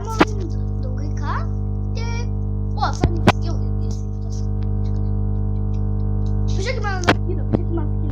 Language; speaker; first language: Russian; non-native, learner; Lithuanian